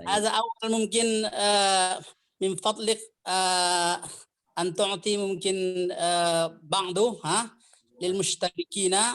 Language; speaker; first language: Arabic; non-native, fluent; Indonesian